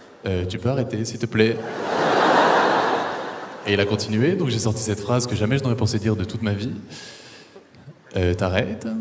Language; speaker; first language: French; native; French